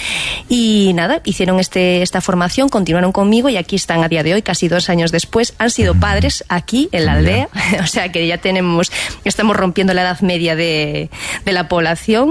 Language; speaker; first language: Spanish; native; Spanish